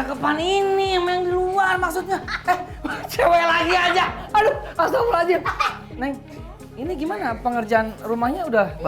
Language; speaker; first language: Indonesian; native; Indonesian